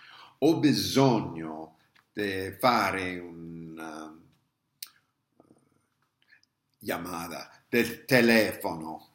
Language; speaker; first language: Italian; non-native, learner; English